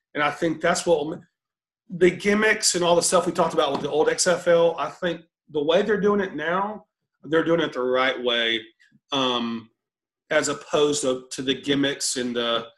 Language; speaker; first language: English; native; English